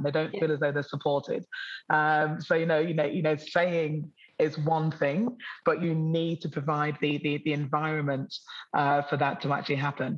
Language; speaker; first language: English; native; English